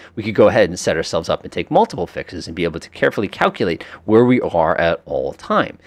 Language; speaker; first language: English; native; English